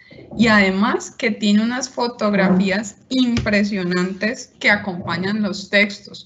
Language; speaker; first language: Spanish; native; Spanish